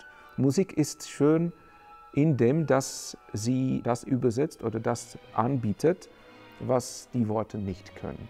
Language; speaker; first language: German; non-native, fluent; Czech